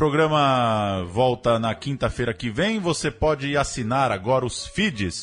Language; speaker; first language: Portuguese; native; Portuguese